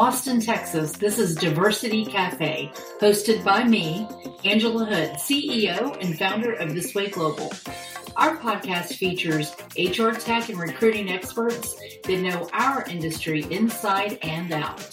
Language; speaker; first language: English; native; English